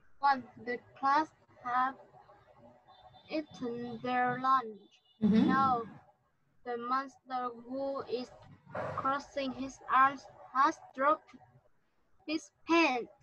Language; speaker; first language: English; non-native, learner; Vietnamese